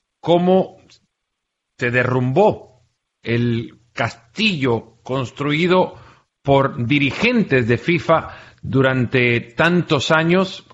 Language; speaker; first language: Spanish; native; Spanish